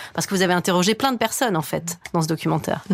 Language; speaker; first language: French; native; French